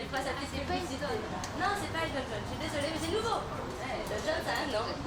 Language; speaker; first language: French; native; French